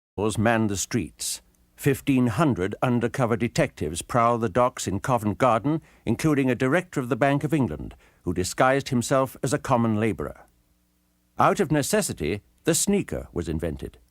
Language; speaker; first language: English; native; English